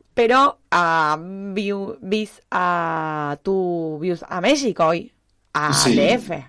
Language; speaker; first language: Catalan; non-native, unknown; Spanish